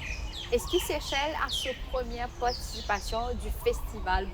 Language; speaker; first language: French; non-native, local second language; Morisyen